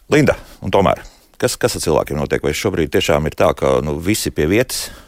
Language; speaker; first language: Latvian; native; Latvian